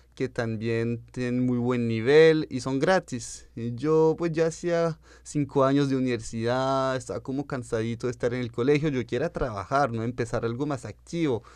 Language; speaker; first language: Spanish; early bilingual, heritage; French